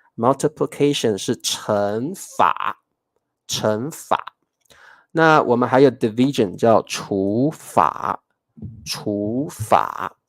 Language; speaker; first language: Chinese; native; Chinese